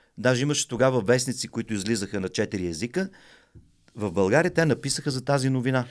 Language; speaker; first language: Bulgarian; native; Bulgarian